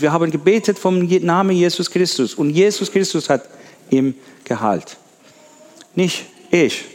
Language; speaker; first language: German; non-native, learner; Persian